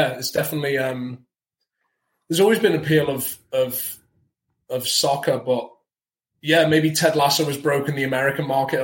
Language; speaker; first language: English; native; English